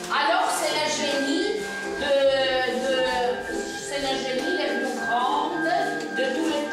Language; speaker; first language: French; non-native, fluent; Latvian